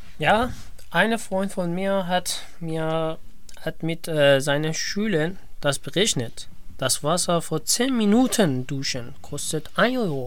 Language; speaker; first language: German; non-native, learner; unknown